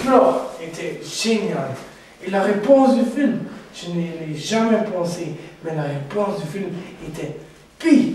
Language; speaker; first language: French; non-native, learner; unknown